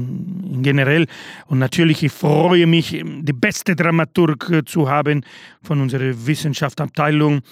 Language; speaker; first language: German; non-native, learner; Spanish